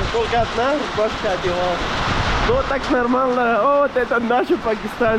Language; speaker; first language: Russian; non-native, learner; Urdu